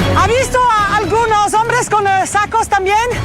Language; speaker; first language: Spanish; non-native, learner; French